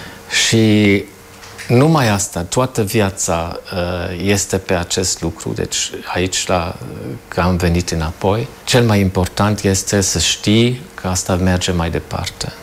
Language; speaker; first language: Romanian; non-native, fluent; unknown